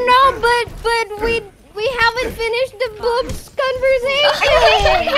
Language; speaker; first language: English; non-native, fluent; Indonesian